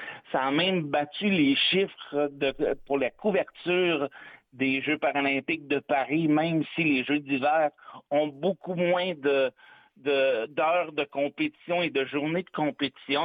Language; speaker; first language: French; native; French